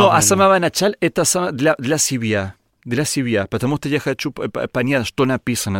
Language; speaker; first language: Russian; non-native, learner; Spanish